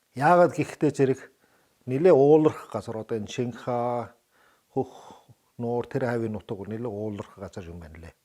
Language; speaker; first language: Mongolian; early bilingual, heritage; Mongolian